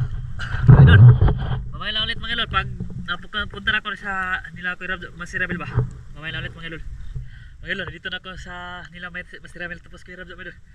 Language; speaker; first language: Filipino; non-native, local second language; Cebuano